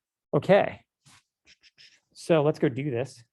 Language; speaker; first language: English; native; English